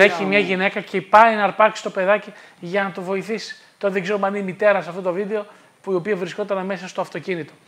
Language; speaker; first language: Greek; native; Greek